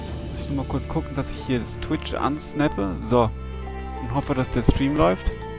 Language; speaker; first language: German; native; German